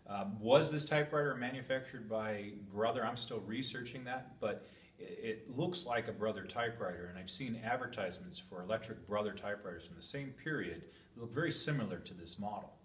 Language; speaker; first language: English; native; English